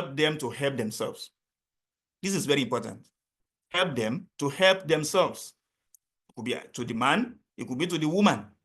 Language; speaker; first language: English; non-native, local second language; Yoruba